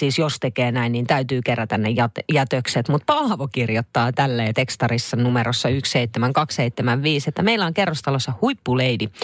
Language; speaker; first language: Finnish; native; Finnish